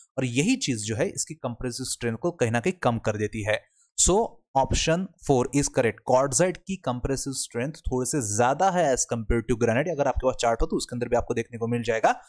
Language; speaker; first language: Hindi; non-native, local second language; Marathi